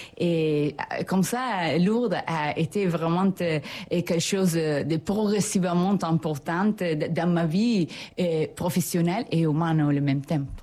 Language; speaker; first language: French; non-native, fluent; Italian